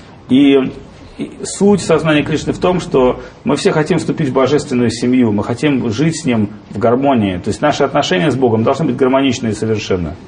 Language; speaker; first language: Russian; native; Russian